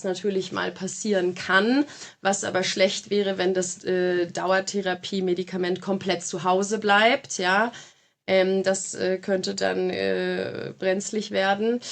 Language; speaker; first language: German; native; German